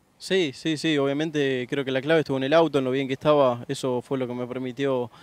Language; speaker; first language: Spanish; native; Spanish